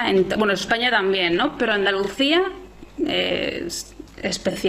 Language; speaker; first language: Spanish; native; Spanish